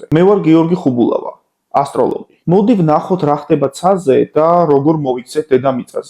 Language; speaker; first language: Georgian; native; Georgian